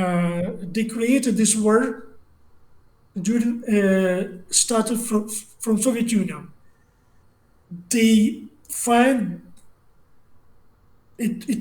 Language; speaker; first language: English; non-native, learner; Russian